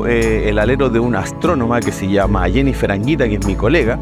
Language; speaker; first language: Spanish; native; Spanish